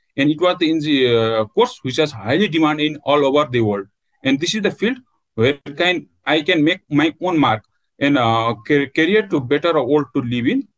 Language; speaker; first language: English; non-native, local second language; Nepali